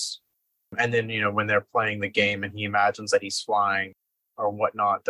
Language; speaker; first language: English; native; English